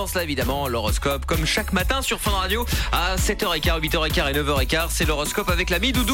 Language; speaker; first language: French; native; French